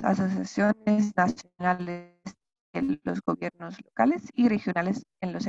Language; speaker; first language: Spanish; non-native, fluent; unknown